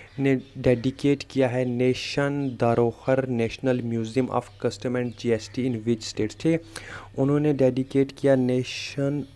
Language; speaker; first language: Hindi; non-native, local second language; Kashmiri